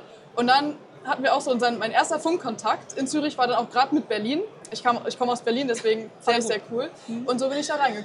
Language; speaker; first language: German; native; German